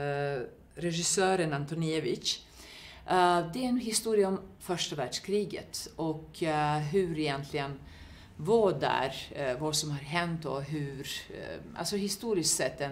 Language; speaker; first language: Swedish; non-native, fluent; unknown